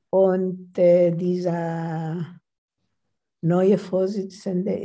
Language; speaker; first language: German; non-native, fluent; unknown